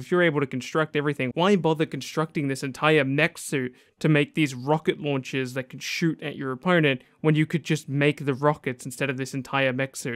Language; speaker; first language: English; native; English